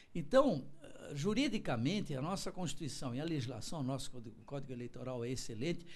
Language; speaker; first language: Portuguese; non-native, local second language; German